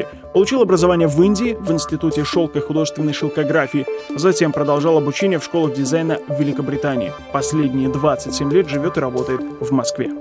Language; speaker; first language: Russian; native; Russian